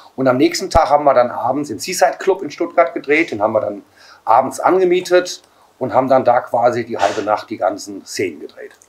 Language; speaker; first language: German; native; German